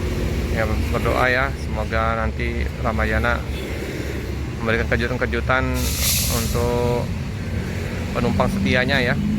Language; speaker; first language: Indonesian; native; Indonesian